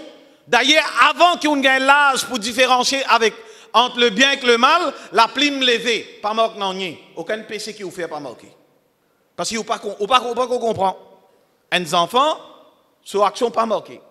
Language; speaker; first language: French; non-native, local second language; Morisyen